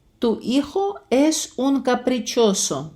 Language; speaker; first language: Spanish; non-native, fluent; Ukrainian